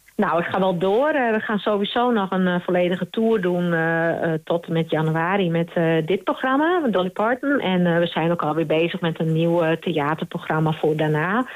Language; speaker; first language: Dutch; non-native, local second language; Western Frisian